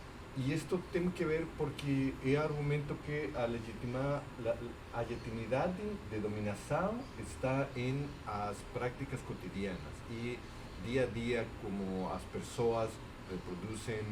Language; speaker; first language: Portuguese; non-native, fluent; Spanish